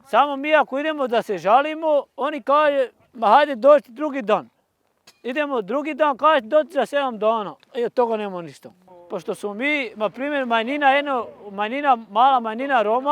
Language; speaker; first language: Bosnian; non-native, local second language; Romany